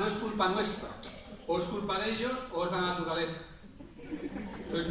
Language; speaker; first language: Spanish; native; Spanish